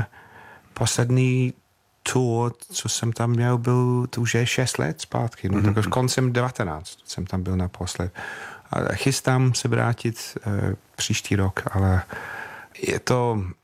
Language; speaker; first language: Czech; non-native, fluent; English